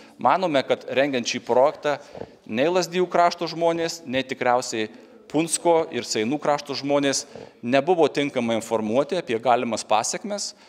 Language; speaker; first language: Lithuanian; native; Lithuanian